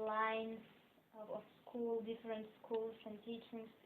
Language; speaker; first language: English; non-native, fluent; Bulgarian